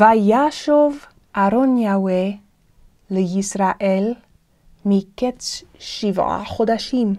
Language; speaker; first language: Hebrew; non-native, fluent; English